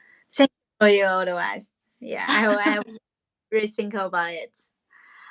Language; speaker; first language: English; non-native, learner; Chinese